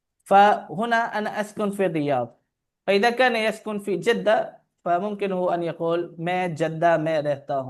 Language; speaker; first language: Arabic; non-native, fluent; Urdu